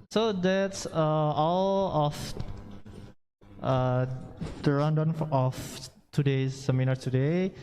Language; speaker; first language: English; non-native, learner; Indonesian